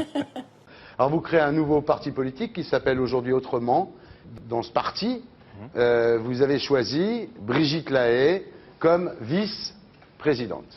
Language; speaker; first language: French; native; French